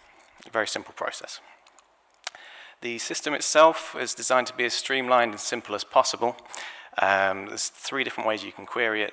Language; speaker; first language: English; native; English